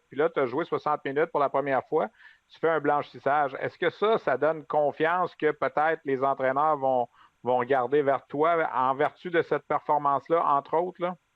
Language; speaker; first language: French; native; French